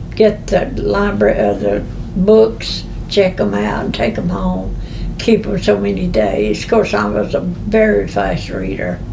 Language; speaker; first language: English; native; English